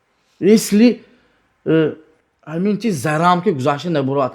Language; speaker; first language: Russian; non-native, local second language; Tajik